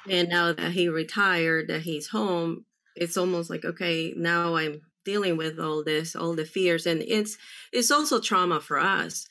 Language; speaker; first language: English; early bilingual, other home language; Spanish